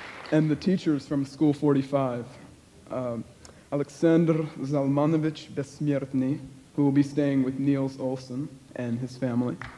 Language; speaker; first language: English; native; English